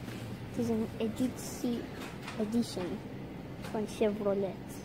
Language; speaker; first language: Dutch; non-native, learner; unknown